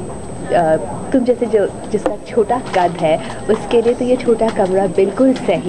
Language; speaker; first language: Hindi; native; Hindi